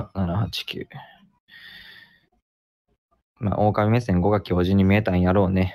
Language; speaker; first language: Japanese; native; Japanese